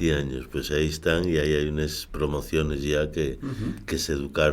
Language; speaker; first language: Spanish; native; Spanish